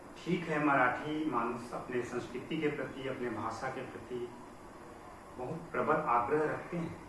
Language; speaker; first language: Hindi; native; Hindi